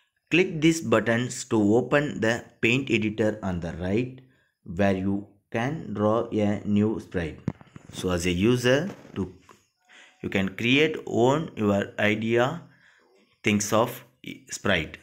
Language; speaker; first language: English; non-native, local second language; Tamil